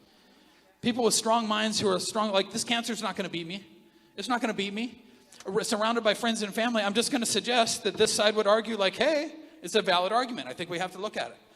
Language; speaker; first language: English; native; English